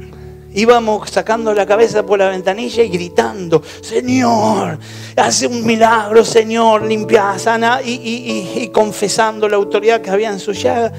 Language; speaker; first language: Spanish; native; Spanish